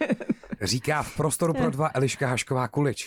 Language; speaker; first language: Czech; native; Czech